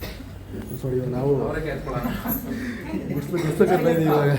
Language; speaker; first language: Kannada; native; Kannada